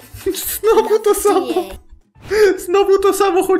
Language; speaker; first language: Polish; native; Polish